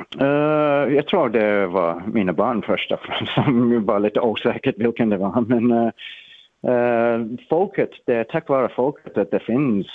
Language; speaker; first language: Swedish; non-native, fluent; English